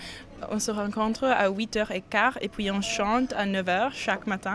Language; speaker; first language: French; non-native, learner; English